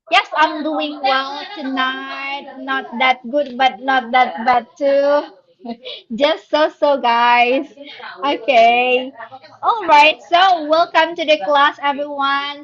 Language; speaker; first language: English; non-native, learner; Indonesian